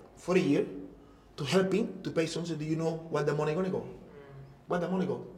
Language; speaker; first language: English; non-native, learner; Spanish